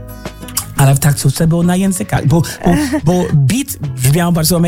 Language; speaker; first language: Polish; non-native, learner; English